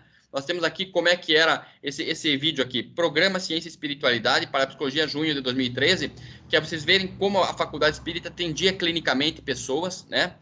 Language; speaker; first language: Portuguese; native; Portuguese